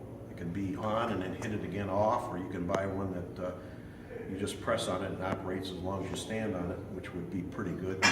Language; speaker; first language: English; native; English